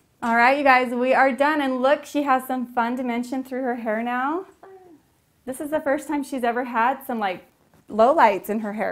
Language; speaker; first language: English; native; English